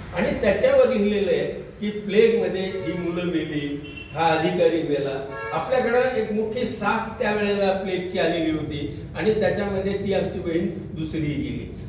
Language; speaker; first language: Marathi; non-native, local second language; Urdu